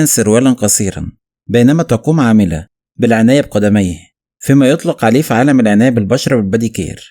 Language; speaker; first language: Arabic; native; Arabic